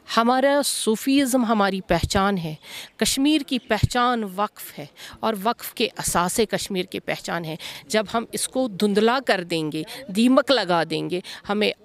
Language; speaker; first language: Hindi; non-native, local second language; Kashmiri